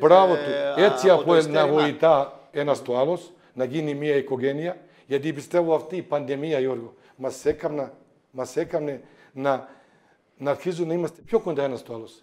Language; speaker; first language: Greek; non-native, fluent; Serbian